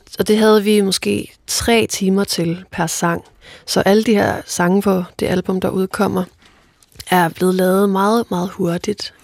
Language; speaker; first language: Danish; non-native, local second language; Faroese